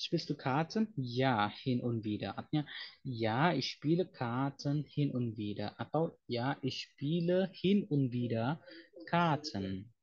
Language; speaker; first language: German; non-native, fluent; Indonesian